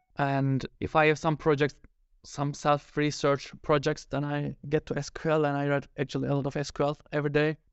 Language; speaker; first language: English; non-native, fluent; Turkish